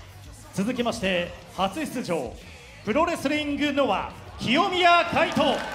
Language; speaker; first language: Japanese; native; Japanese